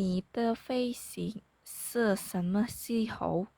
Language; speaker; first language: Chinese; non-native, learner; Indonesian